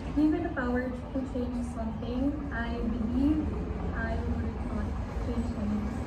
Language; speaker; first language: English; non-native, local second language; Filipino